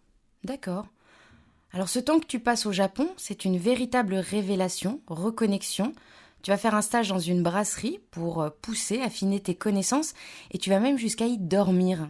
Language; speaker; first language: French; native; French